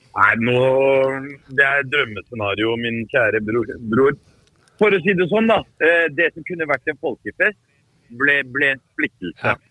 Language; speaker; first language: Norwegian; early bilingual, other home language; Arabic